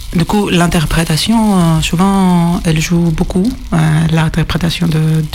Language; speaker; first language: French; non-native, fluent; Greek